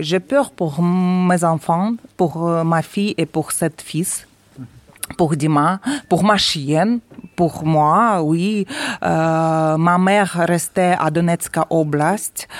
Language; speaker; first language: French; non-native, learner; Ukrainian